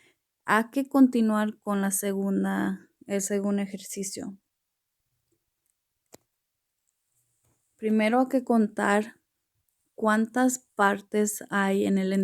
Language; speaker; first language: Spanish; early bilingual, heritage; Spanish